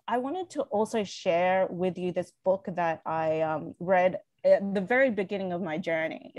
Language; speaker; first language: English; native; English